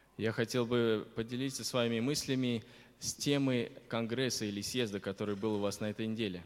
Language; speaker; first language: Russian; native; Russian